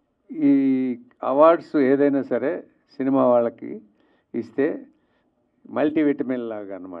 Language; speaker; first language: Telugu; native; Telugu